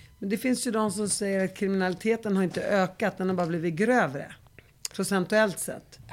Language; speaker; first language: Swedish; early bilingual, other home language; Arabic